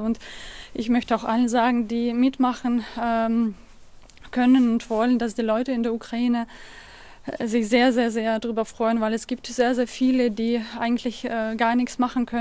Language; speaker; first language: German; non-native, fluent; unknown